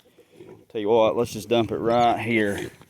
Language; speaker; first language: English; native; English